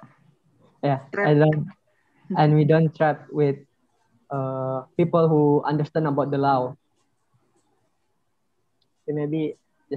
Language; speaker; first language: English; non-native, learner; Indonesian